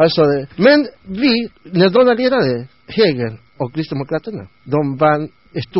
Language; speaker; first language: Swedish; non-native, learner; Spanish